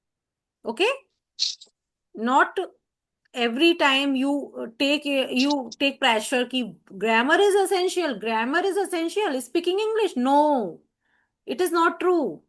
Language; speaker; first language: English; non-native, learner; Hindi